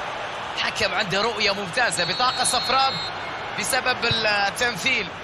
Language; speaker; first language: Arabic; native; Arabic